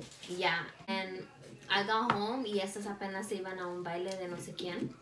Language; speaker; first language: Spanish; early bilingual, other home language; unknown